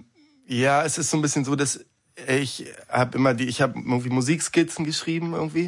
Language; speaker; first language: German; native; German